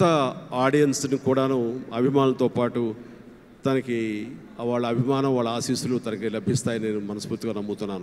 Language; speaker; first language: Telugu; native; Telugu